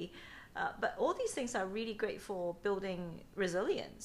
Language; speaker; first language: English; non-native, local second language; Cantonese